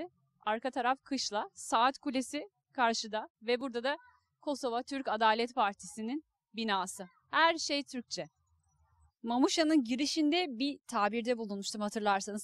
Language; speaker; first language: Turkish; native; Turkish